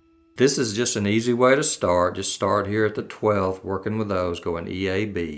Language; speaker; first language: English; native; English